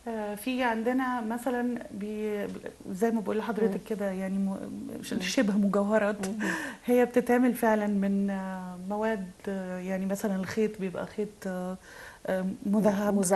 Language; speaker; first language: Arabic; native; Arabic